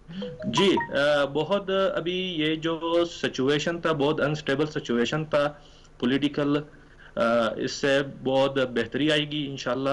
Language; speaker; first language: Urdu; non-native, fluent; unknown